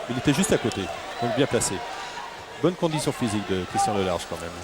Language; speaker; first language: French; native; French